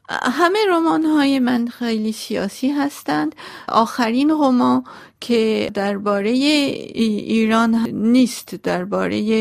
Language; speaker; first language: Persian; non-native, local second language; Armenian